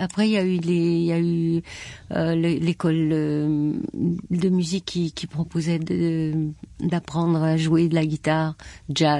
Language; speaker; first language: French; native; French